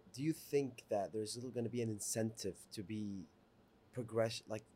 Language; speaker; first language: English; non-native, fluent; Arabic